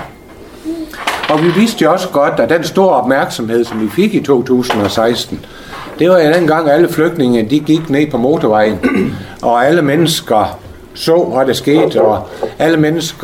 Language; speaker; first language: Danish; native; Danish